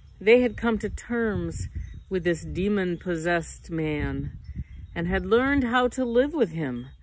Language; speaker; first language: English; native; English